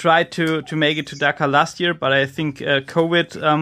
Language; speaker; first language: English; non-native, fluent; German